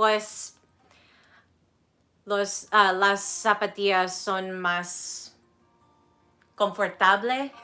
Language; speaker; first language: Spanish; non-native, learner; English